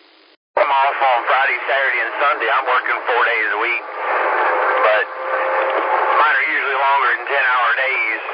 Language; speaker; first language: English; native; English